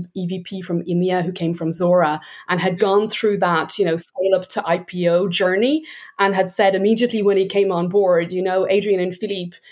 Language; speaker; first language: English; native; English